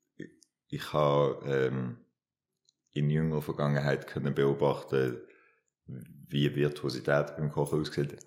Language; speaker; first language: German; native; German